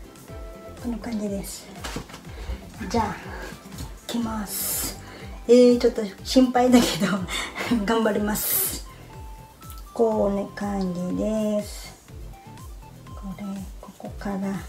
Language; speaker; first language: Japanese; non-native, fluent; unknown